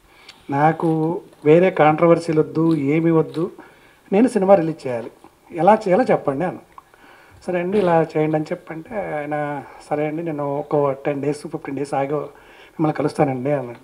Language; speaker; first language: Telugu; native; Telugu